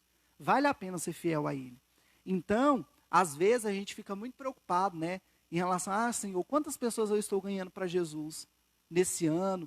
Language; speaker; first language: Portuguese; native; Portuguese